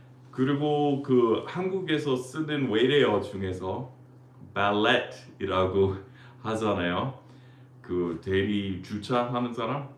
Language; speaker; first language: Korean; non-native, fluent; English